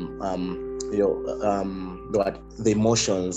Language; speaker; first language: English; non-native, local second language; Nyanja